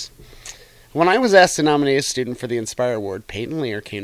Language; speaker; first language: English; native; English